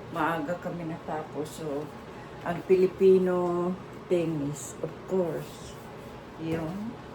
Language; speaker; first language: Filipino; non-native, local second language; Cebuano